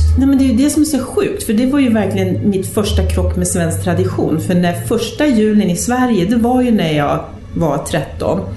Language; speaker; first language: Swedish; early bilingual, heritage; English